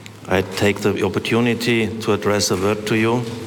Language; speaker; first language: English; non-native, fluent; German